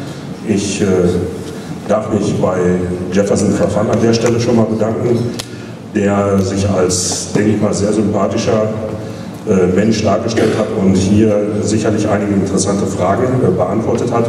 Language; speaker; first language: German; native; German